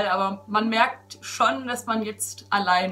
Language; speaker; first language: German; native; German